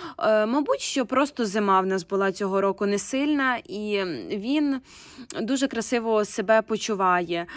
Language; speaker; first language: Ukrainian; non-native, local second language; Russian